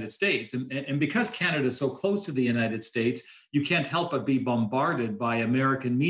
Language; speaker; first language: English; native; English